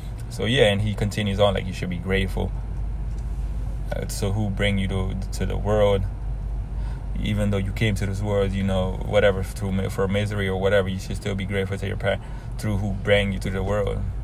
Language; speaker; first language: English; early bilingual, other home language; Spanish